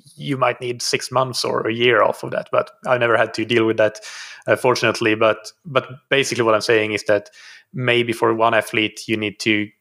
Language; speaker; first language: English; non-native, fluent; Finnish